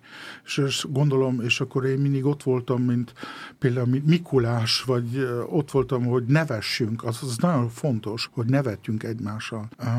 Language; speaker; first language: Hungarian; early bilingual, heritage; Hungarian